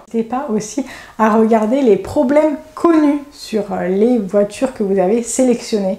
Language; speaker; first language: French; native; French